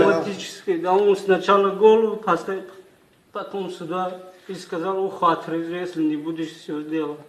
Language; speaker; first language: Russian; non-native, learner; Tajik